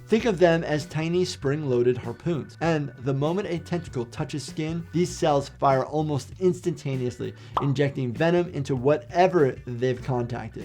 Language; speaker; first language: English; native; English